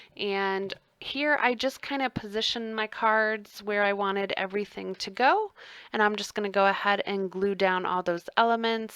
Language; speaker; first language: English; native; English